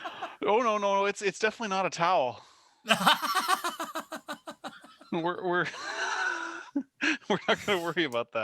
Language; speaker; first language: English; native; English